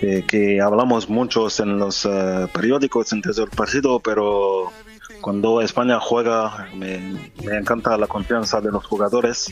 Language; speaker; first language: Spanish; non-native, fluent; French